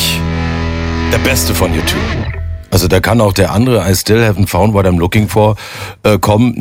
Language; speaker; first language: German; native; German